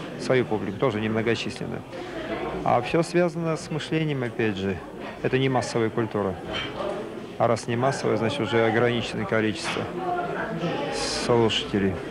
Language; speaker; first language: Russian; native; Russian